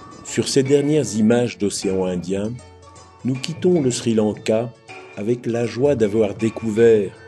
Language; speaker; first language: French; native; French